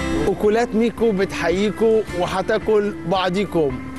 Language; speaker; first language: Arabic; native; Arabic